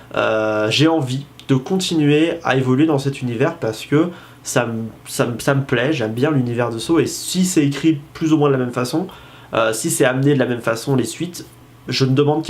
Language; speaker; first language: French; native; French